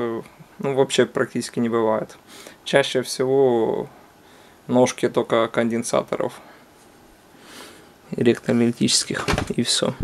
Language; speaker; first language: Russian; non-native, local second language; Ukrainian